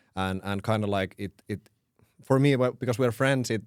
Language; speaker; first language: English; non-native, fluent; Finnish